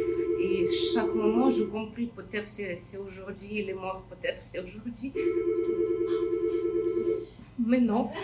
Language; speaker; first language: French; non-native, learner; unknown